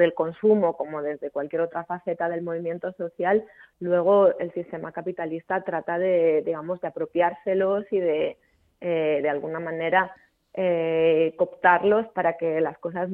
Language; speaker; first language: Spanish; native; Spanish